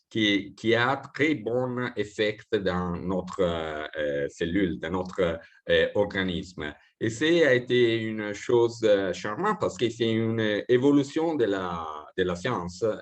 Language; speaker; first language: French; non-native, fluent; Italian